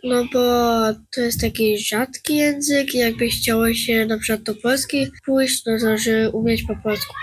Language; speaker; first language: Polish; early bilingual, heritage; Polish